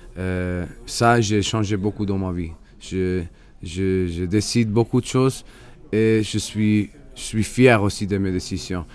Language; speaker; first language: French; non-native, fluent; Spanish